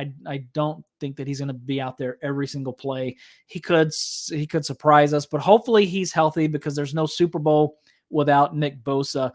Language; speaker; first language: English; native; English